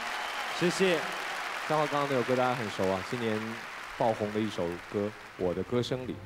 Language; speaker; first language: Chinese; native; Chinese